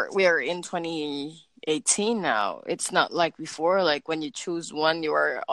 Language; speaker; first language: English; non-native, local second language; Filipino